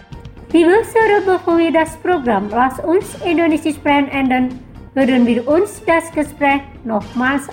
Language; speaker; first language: German; non-native, fluent; Indonesian